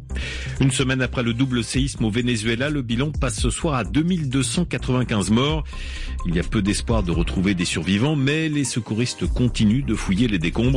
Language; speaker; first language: French; native; French